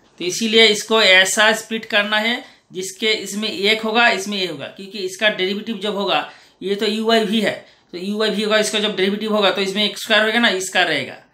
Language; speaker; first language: Hindi; non-native, local second language; Bangla